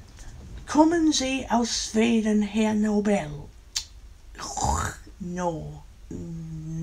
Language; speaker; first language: German; non-native, learner; English